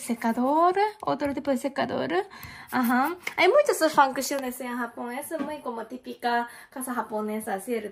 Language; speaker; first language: Spanish; non-native, learner; Japanese